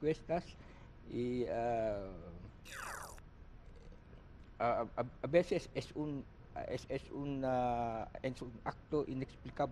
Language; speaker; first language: Spanish; non-native, learner; Filipino